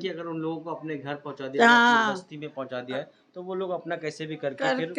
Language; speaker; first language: Hindi; native; Hindi